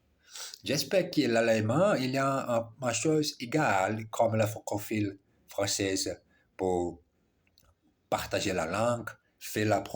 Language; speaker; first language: French; non-native, learner; Portuguese